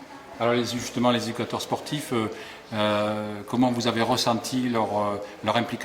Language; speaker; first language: French; native; French